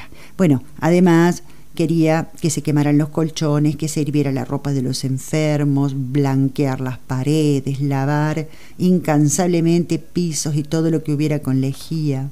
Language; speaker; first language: Spanish; native; Spanish